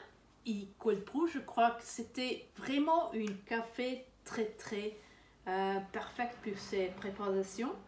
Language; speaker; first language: French; non-native, learner; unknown